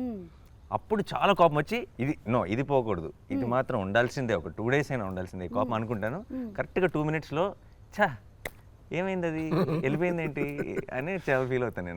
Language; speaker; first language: Telugu; native; Telugu